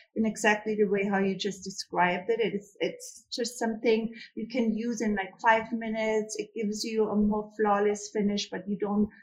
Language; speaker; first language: English; non-native, fluent; German